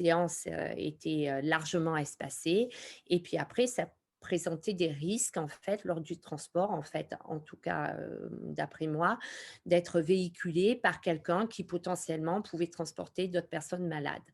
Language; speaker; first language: French; native; French